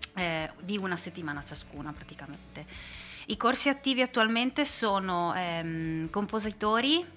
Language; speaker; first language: Italian; native; Italian